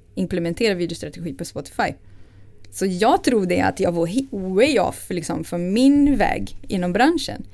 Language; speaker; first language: Swedish; non-native, fluent; Portuguese